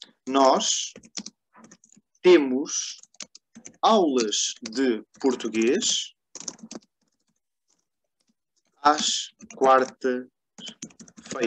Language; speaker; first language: Portuguese; non-native, fluent; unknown